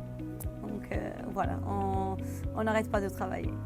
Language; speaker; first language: French; non-native, fluent; Arabic